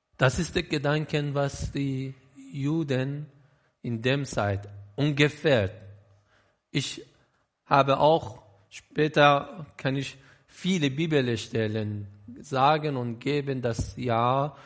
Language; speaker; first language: German; non-native, learner; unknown